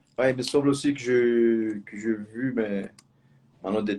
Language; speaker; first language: French; non-native, fluent; Portuguese